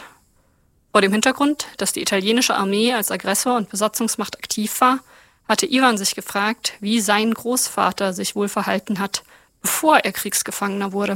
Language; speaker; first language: German; native; German